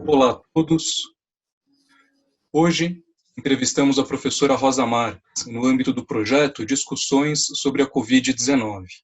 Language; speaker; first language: Portuguese; native; Portuguese